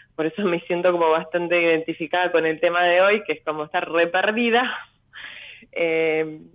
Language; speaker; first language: Spanish; native; Spanish